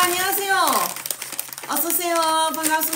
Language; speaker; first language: Korean; non-native, learner; English